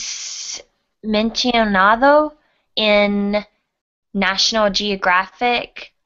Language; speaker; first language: Spanish; non-native, learner; English